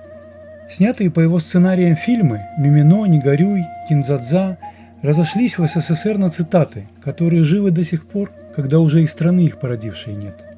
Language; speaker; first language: Russian; native; Russian